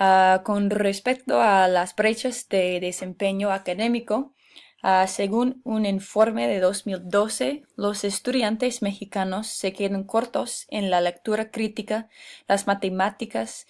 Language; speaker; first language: Spanish; non-native, fluent; English